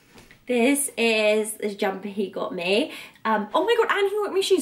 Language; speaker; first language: English; native; English